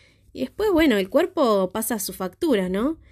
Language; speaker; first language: Spanish; native; Spanish